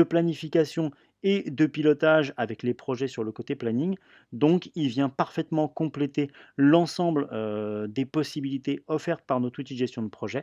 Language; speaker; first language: French; native; French